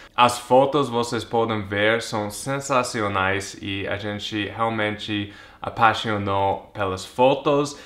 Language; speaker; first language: Portuguese; non-native, fluent; English